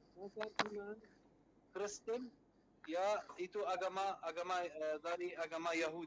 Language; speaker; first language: Indonesian; non-native, fluent; Arabic